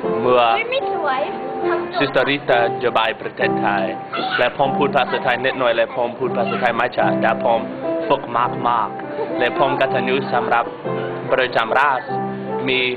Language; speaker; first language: Thai; non-native, learner; English